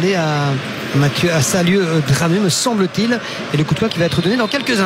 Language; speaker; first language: French; native; French